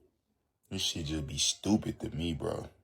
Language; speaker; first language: English; native; English